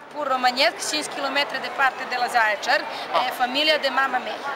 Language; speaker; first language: Romanian; early bilingual, heritage; Romanian